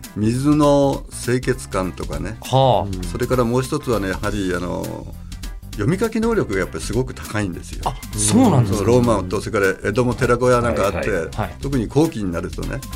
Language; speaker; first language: Japanese; native; Japanese